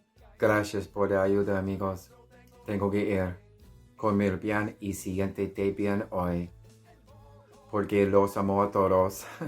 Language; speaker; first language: Spanish; non-native, learner; English